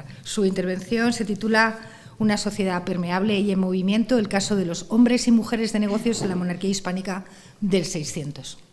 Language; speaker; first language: Spanish; native; Spanish